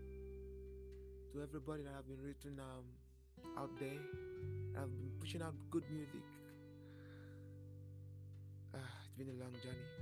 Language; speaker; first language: English; non-native, local second language; Yoruba